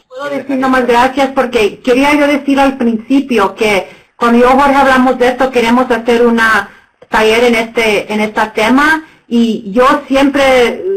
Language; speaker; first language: Spanish; non-native, fluent; English